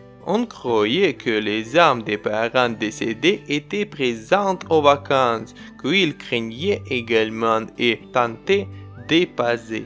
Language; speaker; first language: French; non-native, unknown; Ukrainian